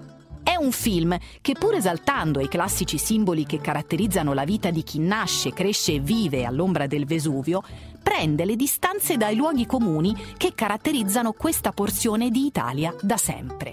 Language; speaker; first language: Italian; native; Italian